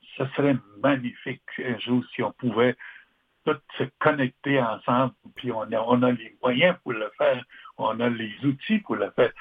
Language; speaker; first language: French; non-native, local second language; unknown